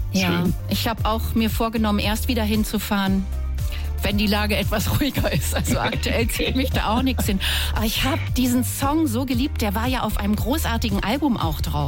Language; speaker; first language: German; native; German